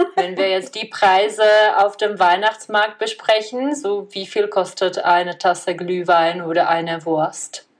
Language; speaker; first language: German; non-native, fluent; Czech